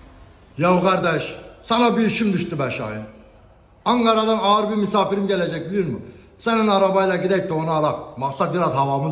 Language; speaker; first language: Turkish; native; Turkish